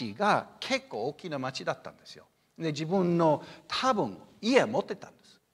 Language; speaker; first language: Japanese; non-native, fluent; English